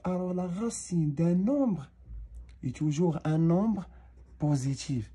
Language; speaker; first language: French; non-native, local second language; Arabic